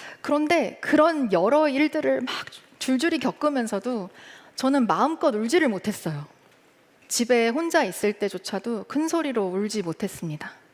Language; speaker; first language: Korean; early bilingual, heritage; Korean